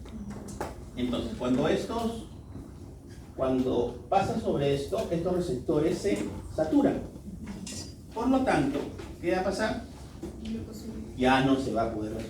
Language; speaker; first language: Spanish; native; Spanish